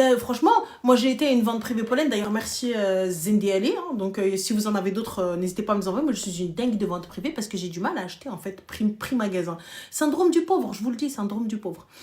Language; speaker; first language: French; early bilingual, other home language; Arabic